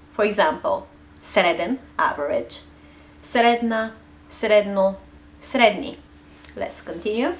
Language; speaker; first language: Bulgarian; native; Bulgarian